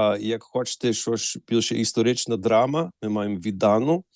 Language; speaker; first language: Ukrainian; early bilingual, heritage; Ukrainian